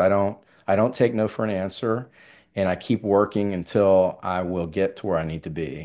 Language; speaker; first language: English; native; English